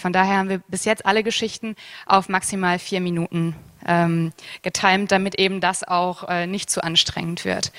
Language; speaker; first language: German; native; German